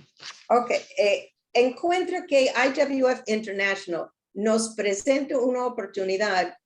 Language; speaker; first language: Spanish; non-native, learner; English